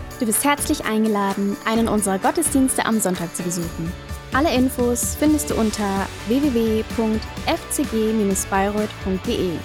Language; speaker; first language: German; native; German